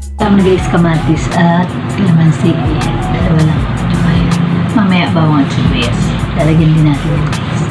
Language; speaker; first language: Filipino; non-native, local second language; Bikol